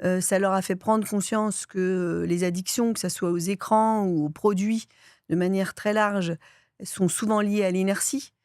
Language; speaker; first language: French; native; French